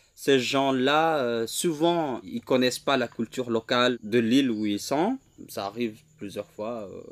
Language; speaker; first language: French; non-native, fluent; Indonesian